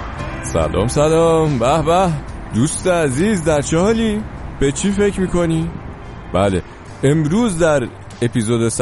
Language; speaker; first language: Persian; native; Persian